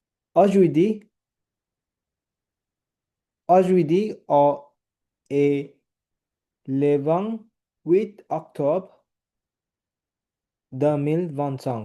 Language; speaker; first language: French; non-native, learner; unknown